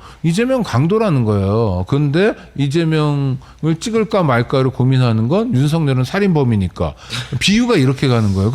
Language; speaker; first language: Korean; native; Korean